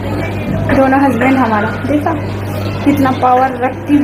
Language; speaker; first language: Hindi; non-native, local second language; Bangla